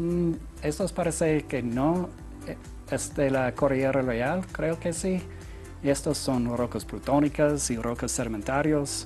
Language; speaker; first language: Spanish; non-native, learner; English